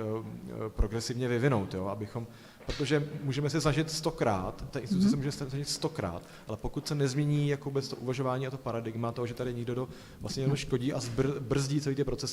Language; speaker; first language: Czech; native; Czech